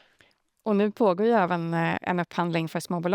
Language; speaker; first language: Swedish; native; Swedish